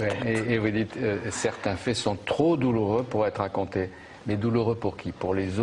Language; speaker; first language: French; native; French